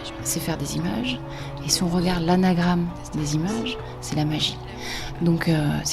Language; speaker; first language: French; native; French